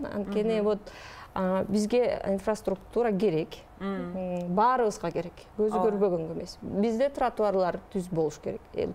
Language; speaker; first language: Kyrgyz; native; Kyrgyz